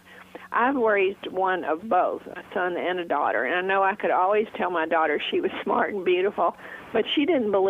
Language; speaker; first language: English; native; English